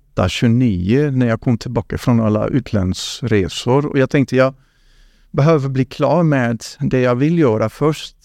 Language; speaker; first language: Swedish; non-native, fluent; Dutch